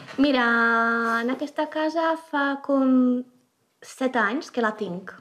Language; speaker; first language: Catalan; non-native, fluent; Czech